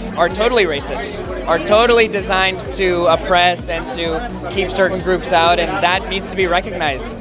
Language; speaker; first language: English; native; English